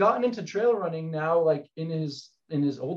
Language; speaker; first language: English; native; English